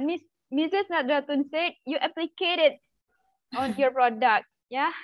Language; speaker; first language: English; non-native, learner; Malay